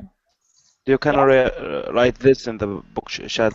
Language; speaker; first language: English; non-native, learner; Arabic